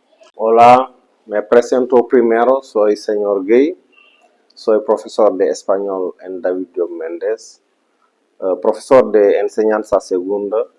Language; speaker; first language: Spanish; non-native, fluent; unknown